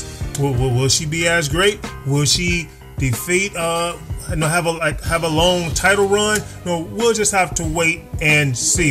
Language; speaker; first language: English; native; English